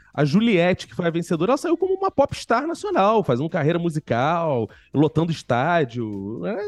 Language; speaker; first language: Portuguese; native; Portuguese